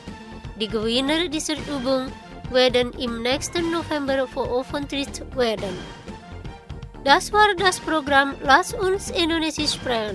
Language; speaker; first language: German; non-native, learner; Indonesian